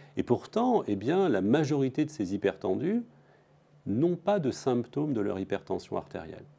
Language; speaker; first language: French; native; French